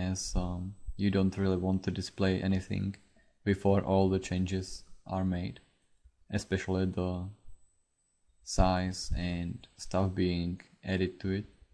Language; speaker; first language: English; non-native, fluent; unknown